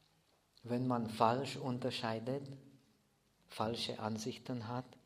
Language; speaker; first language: German; non-native, fluent; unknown